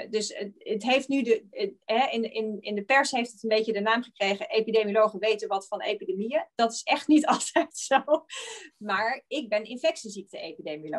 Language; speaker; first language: Dutch; native; Dutch